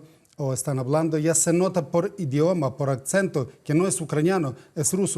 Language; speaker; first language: Spanish; non-native, fluent; Ukrainian